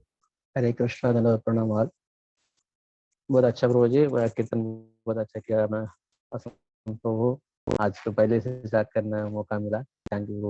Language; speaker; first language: Hindi; non-native, local second language; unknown